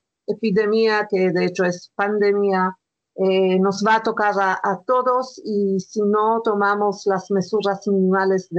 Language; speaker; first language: Spanish; non-native, fluent; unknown